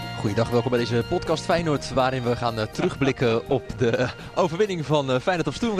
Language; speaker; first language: Dutch; native; Dutch